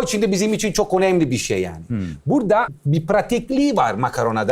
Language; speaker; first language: Turkish; non-native, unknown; Italian